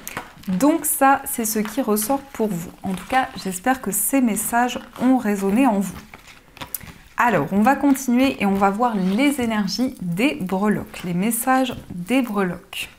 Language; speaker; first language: French; native; French